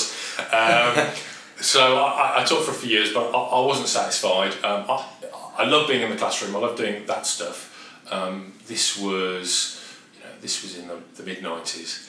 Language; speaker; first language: English; native; English